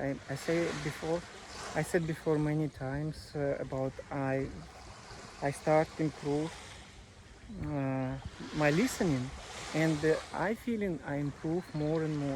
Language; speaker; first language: English; non-native, learner; Russian